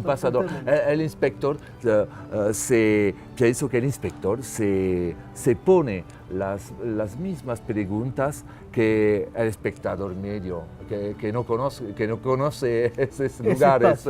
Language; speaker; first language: Spanish; non-native, learner; French